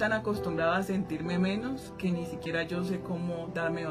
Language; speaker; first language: Spanish; native; Spanish